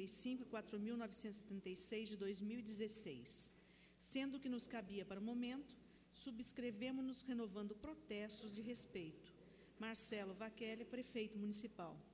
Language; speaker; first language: Portuguese; native; Portuguese